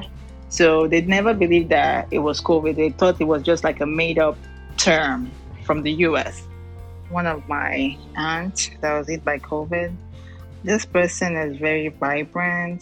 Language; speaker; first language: English; non-native, local second language; Yoruba